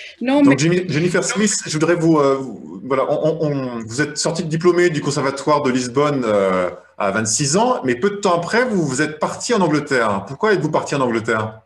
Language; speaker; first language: French; native; French